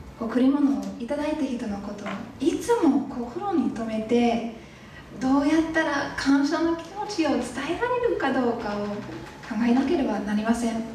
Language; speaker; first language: Japanese; non-native, learner; English